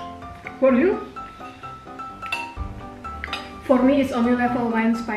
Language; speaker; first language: English; non-native, learner; Indonesian